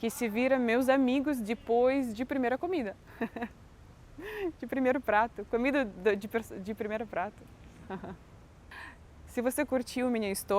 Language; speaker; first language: Portuguese; non-native, fluent; Russian